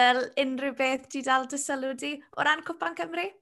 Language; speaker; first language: Welsh; native; Welsh